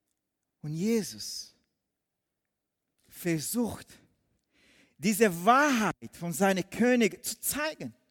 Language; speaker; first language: German; non-native, fluent; Portuguese